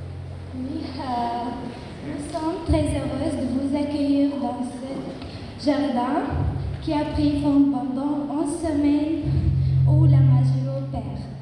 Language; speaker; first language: French; non-native, fluent; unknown